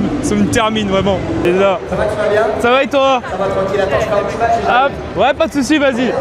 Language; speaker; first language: French; native; French